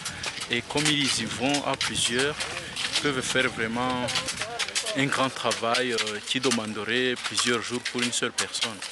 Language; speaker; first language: French; non-native, local second language; Kinyarwanda